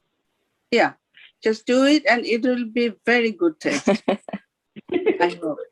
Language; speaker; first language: English; non-native, fluent; Bangla